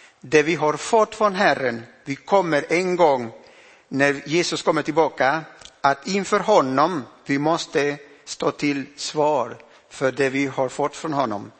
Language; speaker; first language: Swedish; non-native, fluent; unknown